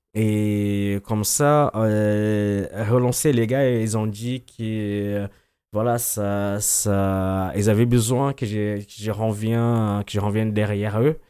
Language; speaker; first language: French; non-native, fluent; Portuguese